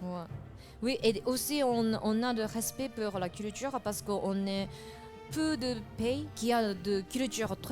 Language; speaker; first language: French; non-native, fluent; Japanese